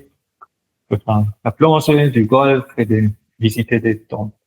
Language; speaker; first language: French; non-native, local second language; German